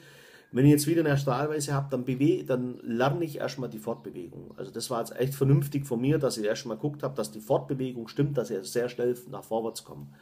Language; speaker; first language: German; native; German